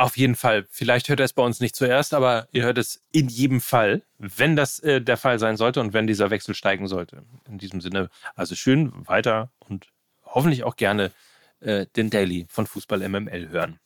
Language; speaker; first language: German; native; German